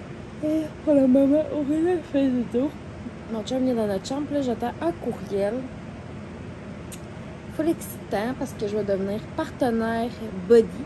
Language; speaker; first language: French; native; French